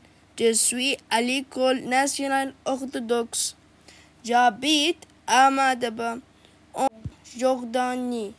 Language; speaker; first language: French; non-native, learner; Arabic